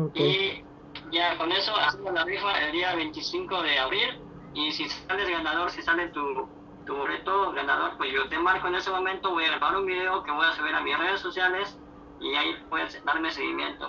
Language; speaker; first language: Spanish; native; Spanish